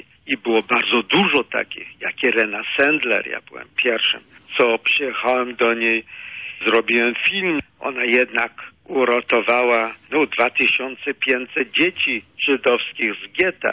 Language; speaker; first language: Polish; early bilingual, heritage; Polish